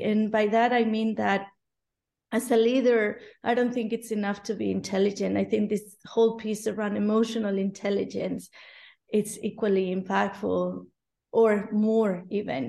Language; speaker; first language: English; non-native, fluent; Spanish